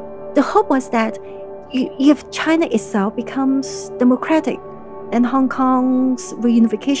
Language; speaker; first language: English; non-native, local second language; Cantonese